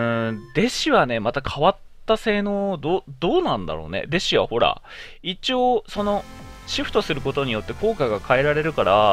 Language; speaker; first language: Japanese; native; Japanese